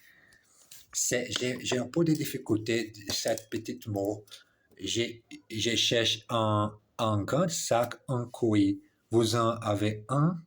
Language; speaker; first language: French; non-native, learner; English